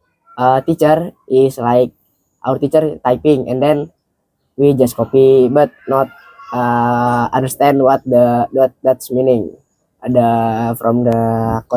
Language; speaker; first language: English; non-native, learner; Indonesian